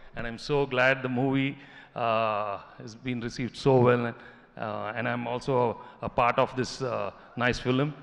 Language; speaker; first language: English; non-native, local second language; Telugu